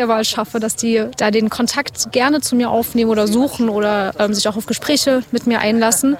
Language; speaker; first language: German; native; German